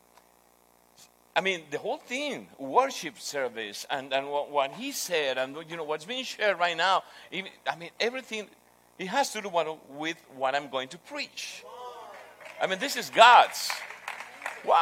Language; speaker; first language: English; non-native, fluent; Spanish